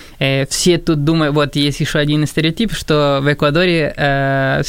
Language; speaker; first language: Russian; non-native, fluent; Spanish